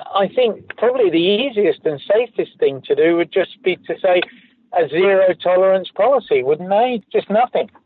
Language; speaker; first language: English; native; English